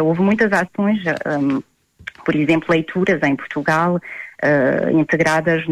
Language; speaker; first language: Portuguese; native; Portuguese